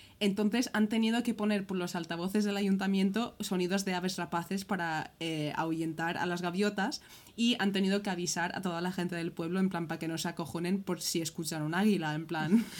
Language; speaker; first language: Spanish; early bilingual, other home language; English